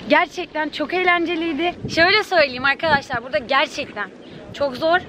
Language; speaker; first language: Turkish; native; Turkish